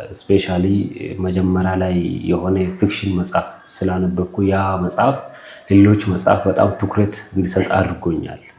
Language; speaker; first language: Amharic; non-native, local second language; Oromo